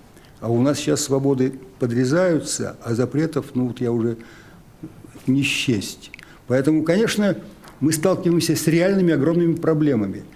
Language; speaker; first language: Russian; native; Russian